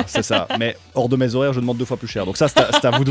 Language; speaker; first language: French; native; French